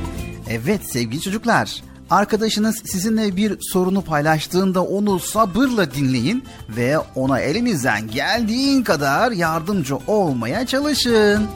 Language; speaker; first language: Turkish; native; Turkish